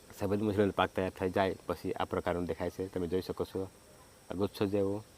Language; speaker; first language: Gujarati; non-native, local second language; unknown